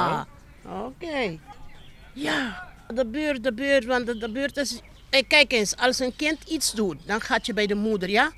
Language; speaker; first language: Dutch; non-native, local second language; Papiamento